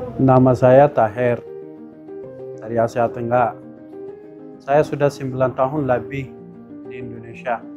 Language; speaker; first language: Indonesian; non-native, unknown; Persian